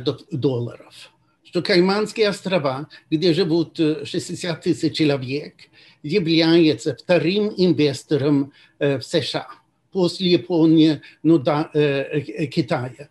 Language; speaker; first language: Russian; non-native, fluent; Swedish